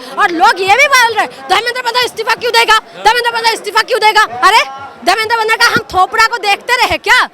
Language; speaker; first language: Hindi; non-native, local second language; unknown